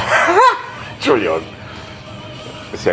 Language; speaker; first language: German; native; German